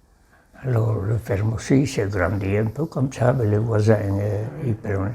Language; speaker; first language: French; non-native, local second language; Basque